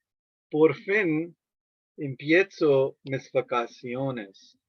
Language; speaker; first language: Spanish; non-native, fluent; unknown